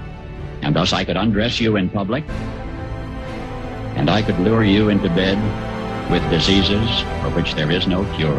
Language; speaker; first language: English; native; English